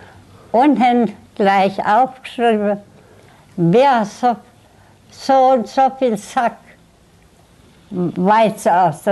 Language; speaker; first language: German; early bilingual, heritage; German